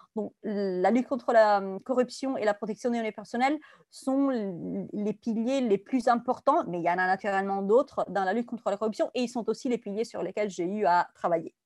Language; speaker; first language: French; non-native, fluent; Italian